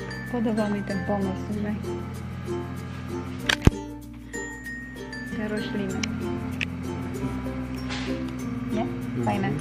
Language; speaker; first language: Polish; non-native, learner; Filipino